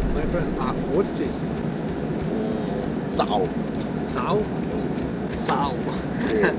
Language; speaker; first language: English; non-native, learner; Russian